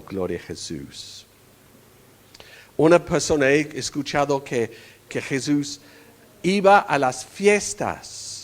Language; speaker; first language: Spanish; non-native, fluent; English